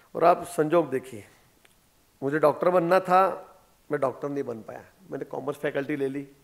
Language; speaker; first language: Hindi; non-native, local second language; Marathi